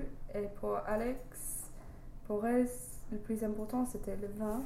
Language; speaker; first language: French; non-native, learner; English